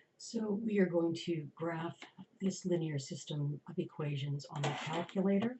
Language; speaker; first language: English; native; English